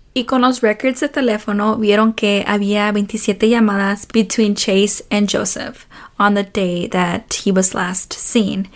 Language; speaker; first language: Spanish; early bilingual, heritage; Spanish